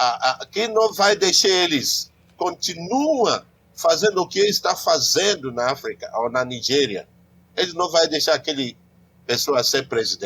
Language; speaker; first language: Portuguese; non-native, learner; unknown